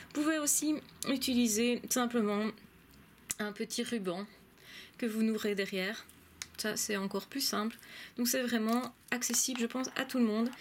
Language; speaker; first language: French; native; French